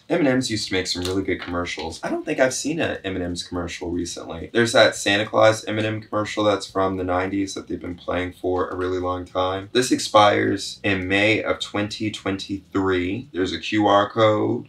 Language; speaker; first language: English; native; English